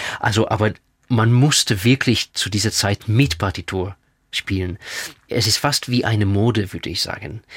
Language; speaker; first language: German; non-native, fluent; Russian